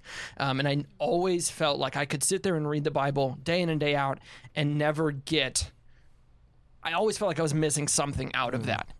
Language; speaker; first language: English; native; English